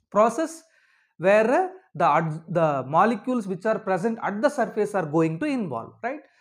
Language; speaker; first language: English; non-native, local second language; Telugu